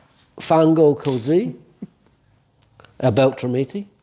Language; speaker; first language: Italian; non-native, learner; English